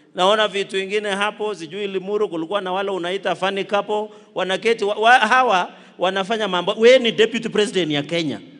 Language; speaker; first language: Swahili; non-native, local second language; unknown